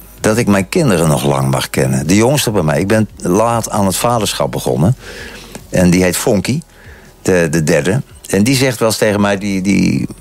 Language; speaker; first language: Dutch; native; Dutch